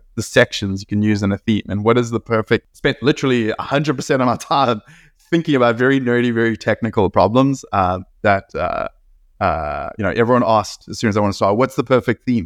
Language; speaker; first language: English; native; English